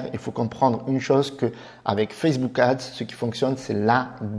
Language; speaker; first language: French; native; French